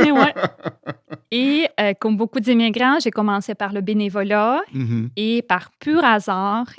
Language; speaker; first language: French; non-native, fluent; Ukrainian